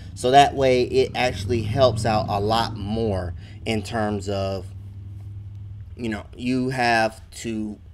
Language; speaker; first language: English; native; English